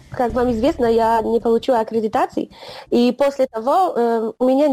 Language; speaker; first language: Russian; non-native, fluent; Polish